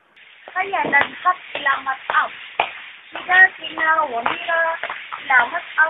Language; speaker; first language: Arabic; non-native, learner; Malay